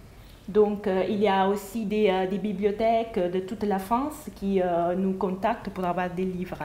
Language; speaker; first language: French; non-native, fluent; Italian